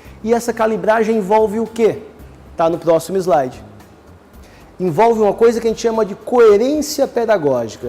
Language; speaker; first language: Portuguese; native; Portuguese